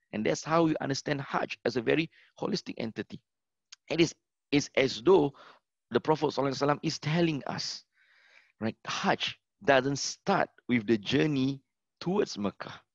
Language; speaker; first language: English; non-native, local second language; Malay